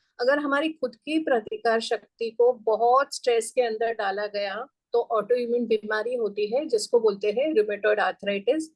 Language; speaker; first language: Hindi; non-native, local second language; Gujarati